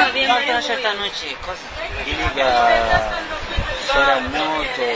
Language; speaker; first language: Italian; non-native, learner; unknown